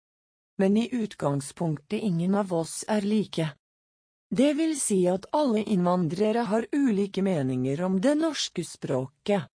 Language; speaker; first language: Norwegian; non-native, fluent; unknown